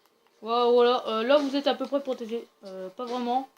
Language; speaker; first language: French; native; French